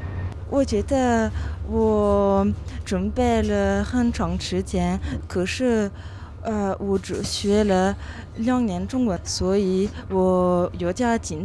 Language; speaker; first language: Chinese; non-native, learner; French